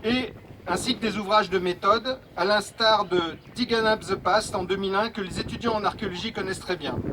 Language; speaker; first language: French; native; French